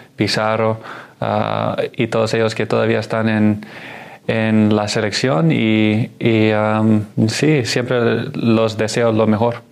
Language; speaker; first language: Spanish; early bilingual, heritage; Spanish